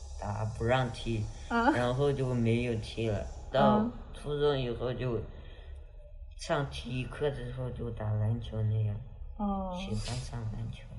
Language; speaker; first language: Chinese; non-native, local second language; Uyghur